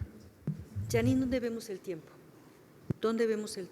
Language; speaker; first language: Spanish; native; Spanish